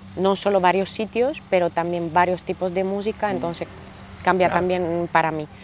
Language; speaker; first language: Spanish; non-native, fluent; Slovak